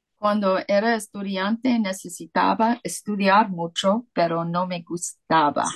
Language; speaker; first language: Spanish; non-native, fluent; Russian